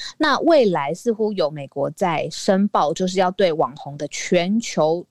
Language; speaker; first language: Chinese; native; Chinese